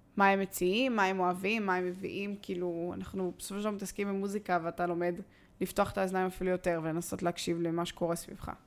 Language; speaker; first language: Hebrew; native; Hebrew